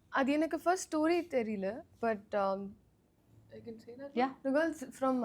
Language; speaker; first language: Tamil; non-native, learner; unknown